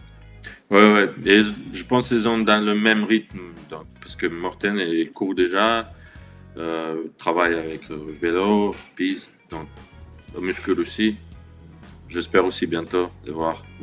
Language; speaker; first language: French; non-native, learner; Russian